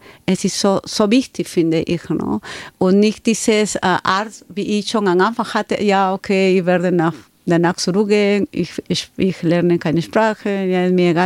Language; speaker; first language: German; non-native, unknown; Spanish